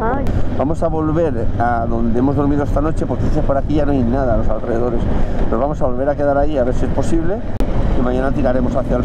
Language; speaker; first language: Spanish; native; Spanish